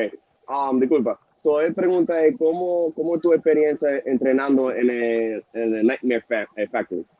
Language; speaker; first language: Spanish; early bilingual, heritage; Spanish